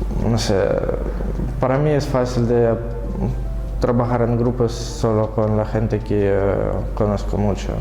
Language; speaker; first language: Spanish; non-native, fluent; Russian